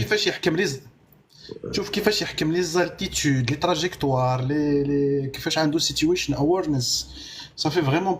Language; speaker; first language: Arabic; native; Arabic